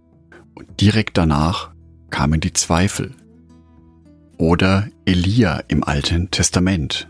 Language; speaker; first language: German; native; German